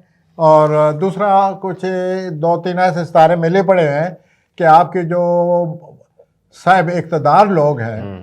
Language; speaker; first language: Urdu; native; Urdu